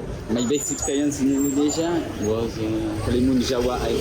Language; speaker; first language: English; non-native, learner; French